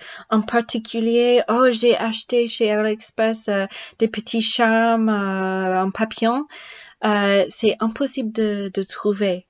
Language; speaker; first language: French; non-native, learner; English